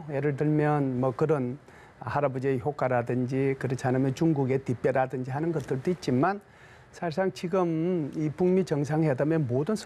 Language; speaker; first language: Korean; native; Korean